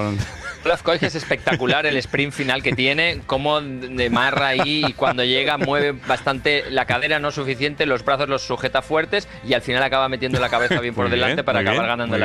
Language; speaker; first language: Spanish; native; Spanish